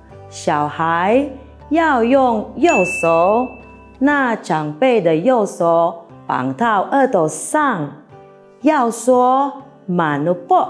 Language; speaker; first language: Chinese; non-native, fluent; Filipino